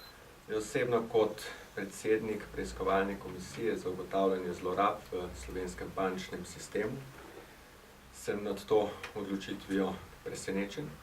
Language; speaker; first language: Slovenian; native; Slovenian